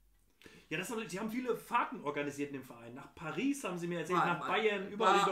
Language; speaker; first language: German; native; German